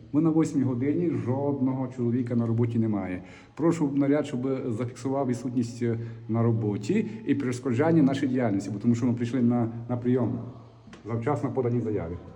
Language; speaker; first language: Ukrainian; native; Ukrainian